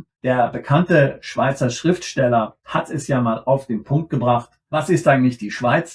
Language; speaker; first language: German; native; German